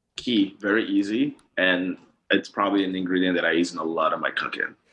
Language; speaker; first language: English; non-native, local second language; Yoruba